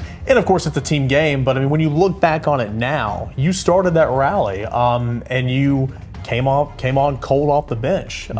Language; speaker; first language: English; native; English